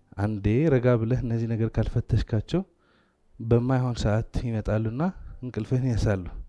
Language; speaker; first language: Amharic; non-native, local second language; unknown